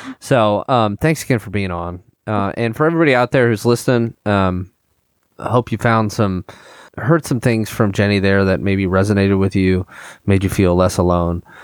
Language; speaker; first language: English; native; English